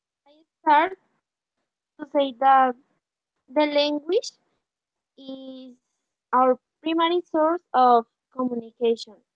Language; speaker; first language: English; non-native, learner; Spanish